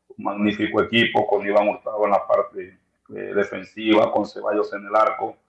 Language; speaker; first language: Spanish; native; Spanish